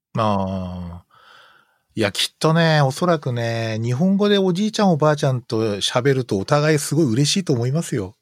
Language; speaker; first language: Japanese; native; Japanese